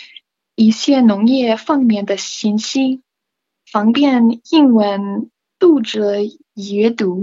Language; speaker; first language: Chinese; non-native, learner; English